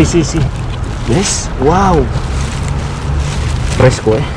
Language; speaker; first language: Spanish; non-native, learner; Filipino